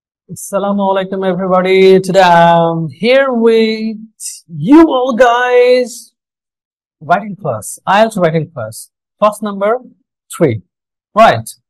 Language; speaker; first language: English; non-native, local second language; Bangla